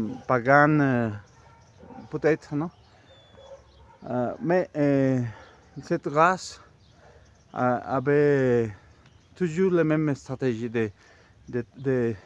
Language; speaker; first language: French; non-native, fluent; Spanish